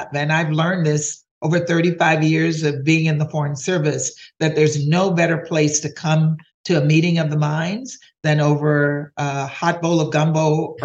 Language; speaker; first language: English; native; English